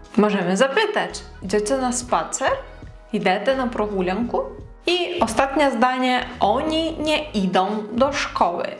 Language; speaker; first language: Polish; non-native, fluent; Ukrainian